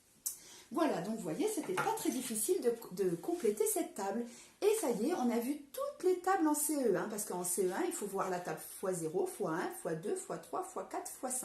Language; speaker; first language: French; native; French